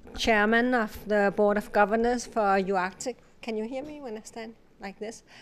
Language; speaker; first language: English; non-native, fluent; Kalaallisut